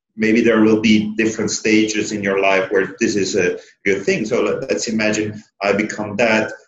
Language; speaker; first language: English; non-native, fluent; Italian